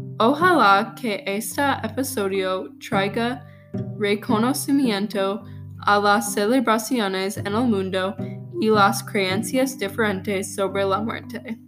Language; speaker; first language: Spanish; non-native, learner; English